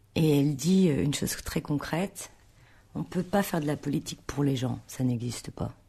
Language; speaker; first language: French; native; French